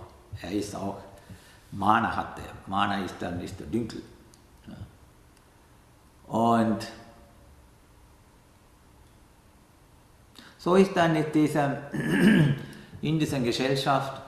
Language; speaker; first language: German; non-native, fluent; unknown